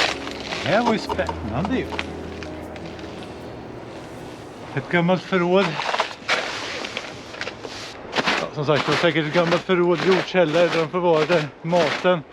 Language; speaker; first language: Swedish; native; Swedish